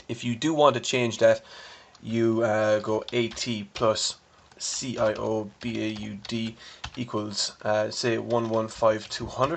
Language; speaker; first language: English; native; English